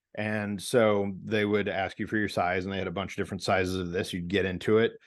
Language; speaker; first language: English; native; English